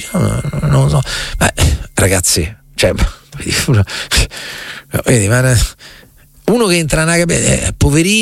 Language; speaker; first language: Italian; native; Italian